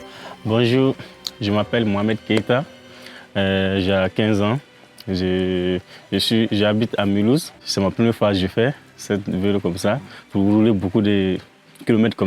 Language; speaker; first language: French; non-native, learner; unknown